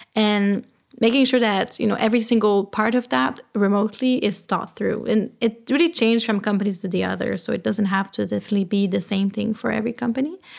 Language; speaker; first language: English; non-native, fluent; French